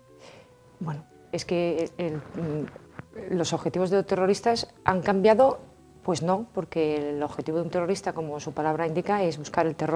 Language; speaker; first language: Spanish; native; Spanish